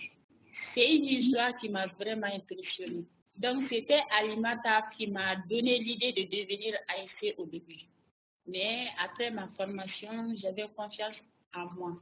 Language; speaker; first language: French; non-native, local second language; Bambara